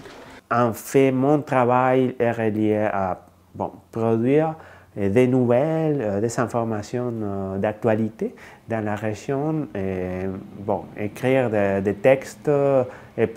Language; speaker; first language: French; non-native, fluent; Spanish